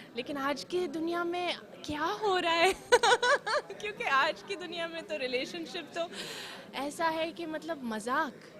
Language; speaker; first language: Hindi; early bilingual, heritage; Hindi